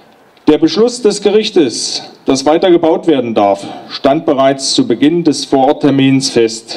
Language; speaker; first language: German; native; German